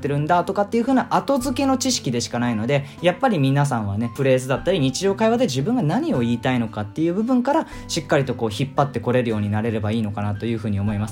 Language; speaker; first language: Japanese; native; Japanese